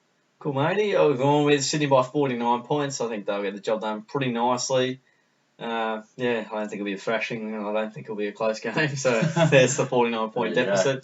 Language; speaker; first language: English; native; English